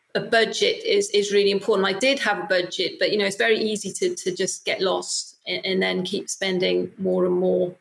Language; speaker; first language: English; native; English